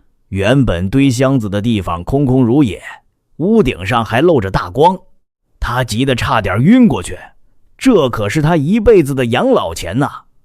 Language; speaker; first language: Chinese; native; Chinese